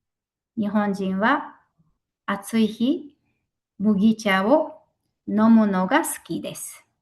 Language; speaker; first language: Japanese; non-native, fluent; Mongolian